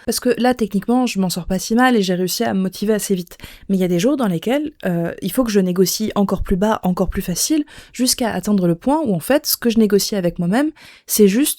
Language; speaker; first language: French; native; French